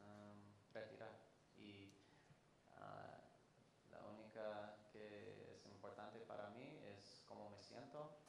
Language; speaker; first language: Spanish; non-native, fluent; English